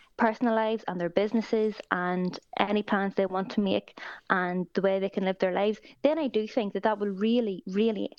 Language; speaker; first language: English; native; English